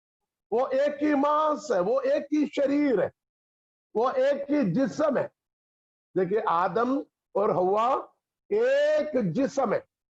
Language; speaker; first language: Hindi; non-native, local second language; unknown